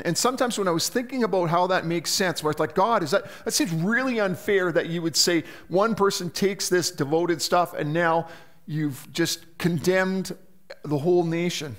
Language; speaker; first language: English; native; English